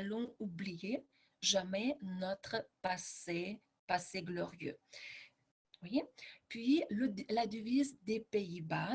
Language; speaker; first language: French; non-native, fluent; Lithuanian